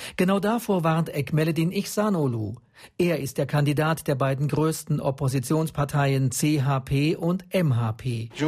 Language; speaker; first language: German; native; German